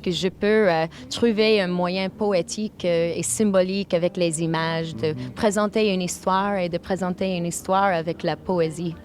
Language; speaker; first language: French; non-native, local second language; English